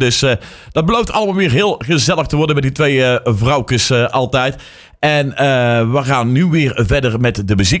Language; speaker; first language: Dutch; native; Dutch